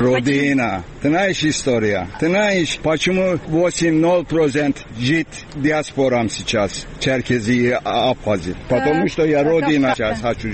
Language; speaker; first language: Russian; non-native, learner; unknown